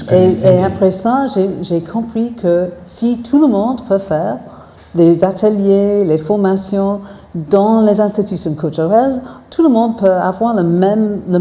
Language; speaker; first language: French; non-native, fluent; English